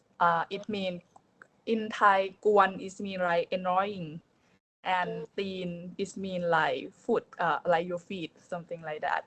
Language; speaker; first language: English; non-native, learner; Thai